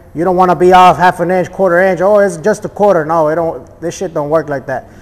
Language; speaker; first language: English; early bilingual, other home language; Spanish